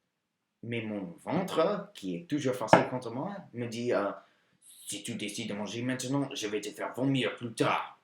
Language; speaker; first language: French; non-native, learner; English